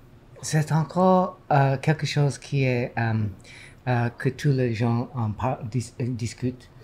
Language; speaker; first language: French; non-native, learner; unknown